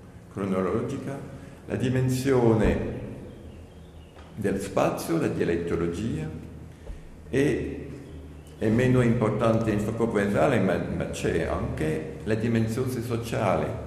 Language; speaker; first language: Italian; non-native, learner; French